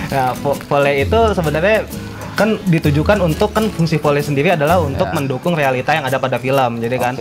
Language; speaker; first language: Indonesian; native; Indonesian